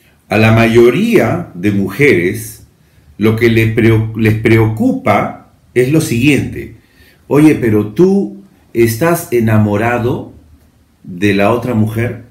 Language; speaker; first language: Spanish; native; Spanish